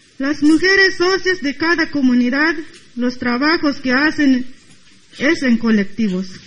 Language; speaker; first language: Spanish; non-native, local second language; Tzotzil